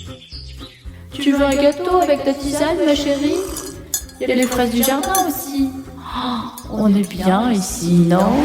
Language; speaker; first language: French; native; French